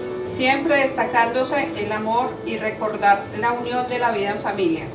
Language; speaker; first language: Spanish; native; Spanish